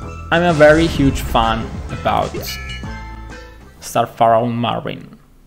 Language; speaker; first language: English; non-native, fluent; Italian